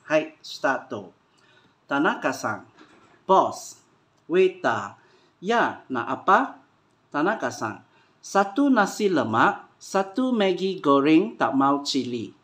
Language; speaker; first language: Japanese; non-native, learner; Malay